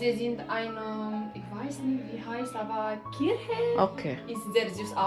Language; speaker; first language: German; non-native, learner; Romanian